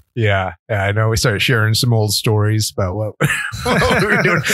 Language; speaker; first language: English; native; English